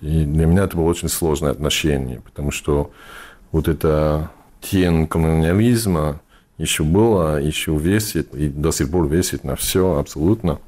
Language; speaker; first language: Russian; non-native, fluent; English